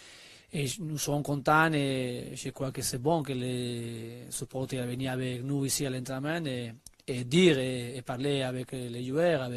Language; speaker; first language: French; non-native, learner; Spanish